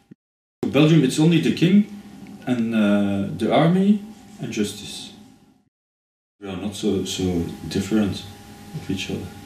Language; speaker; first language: English; non-native, fluent; Dutch